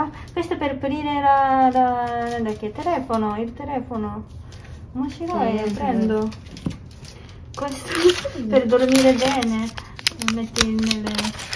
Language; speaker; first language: Italian; non-native, learner; Japanese